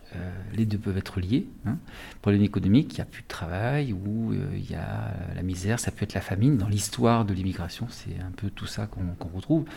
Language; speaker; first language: French; native; French